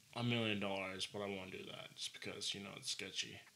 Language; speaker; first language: English; native; English